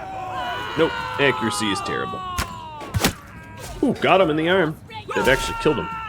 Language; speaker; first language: English; native; English